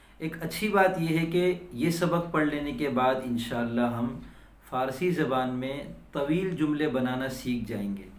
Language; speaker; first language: Urdu; native; Urdu